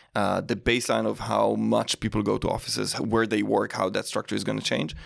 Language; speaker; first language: English; non-native, fluent; Hebrew